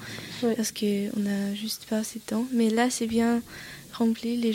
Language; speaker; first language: French; non-native, learner; Russian